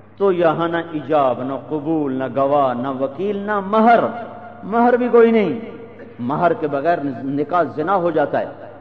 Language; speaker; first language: Urdu; non-native, local second language; Punjabi